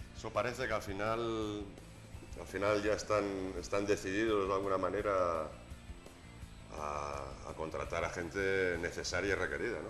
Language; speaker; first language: Spanish; native; Spanish